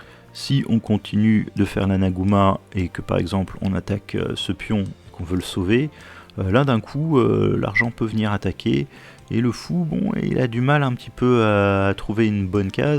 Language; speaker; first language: French; native; French